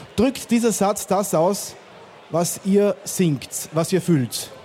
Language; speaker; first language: German; native; German